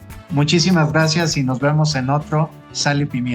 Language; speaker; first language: Spanish; native; Spanish